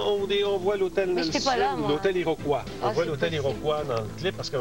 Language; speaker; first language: French; native; French